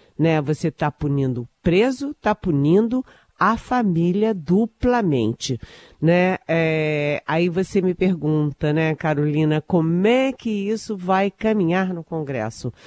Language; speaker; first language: Portuguese; native; Portuguese